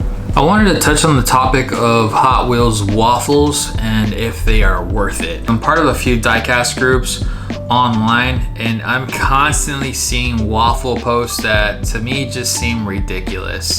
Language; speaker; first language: English; native; English